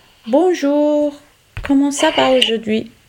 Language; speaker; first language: French; non-native, learner; Italian